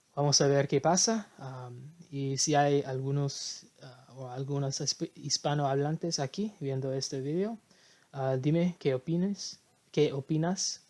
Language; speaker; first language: Spanish; non-native, learner; English